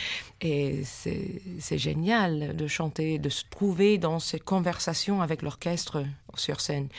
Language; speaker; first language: French; non-native, fluent; English